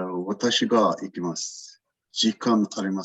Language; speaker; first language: Japanese; non-native, learner; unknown